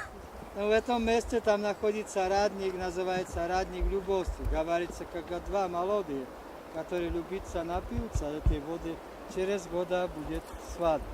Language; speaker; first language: Russian; non-native, learner; Slovak